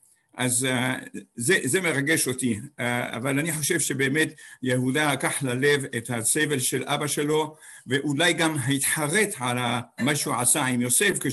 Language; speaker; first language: Hebrew; non-native, fluent; English